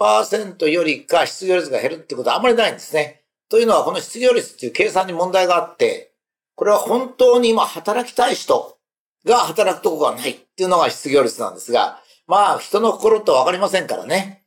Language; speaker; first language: Japanese; native; Japanese